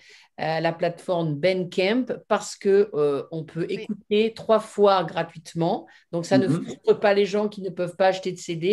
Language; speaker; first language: French; native; French